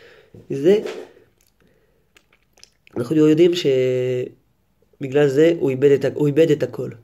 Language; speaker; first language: Hebrew; non-native, fluent; French